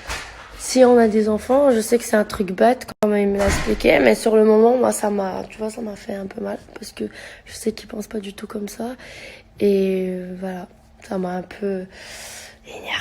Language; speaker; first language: French; native; French